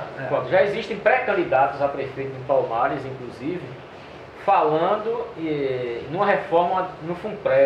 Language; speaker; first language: Portuguese; native; Portuguese